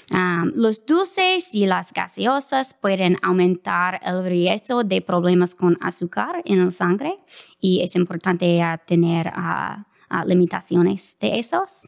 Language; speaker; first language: Spanish; non-native, fluent; English